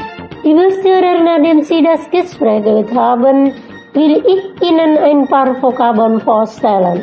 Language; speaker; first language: German; non-native, fluent; Indonesian